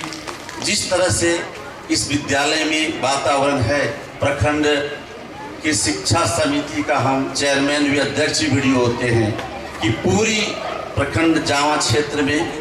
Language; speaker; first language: Hindi; native; Hindi